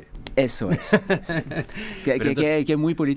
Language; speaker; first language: Spanish; non-native, fluent; French